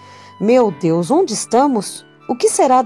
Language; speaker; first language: Portuguese; native; Portuguese